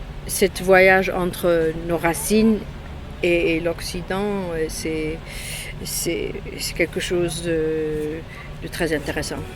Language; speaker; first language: French; non-native, fluent; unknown